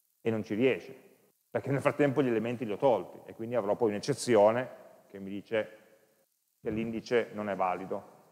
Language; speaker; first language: Italian; native; Italian